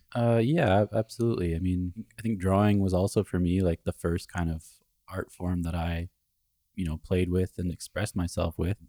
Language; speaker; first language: English; native; English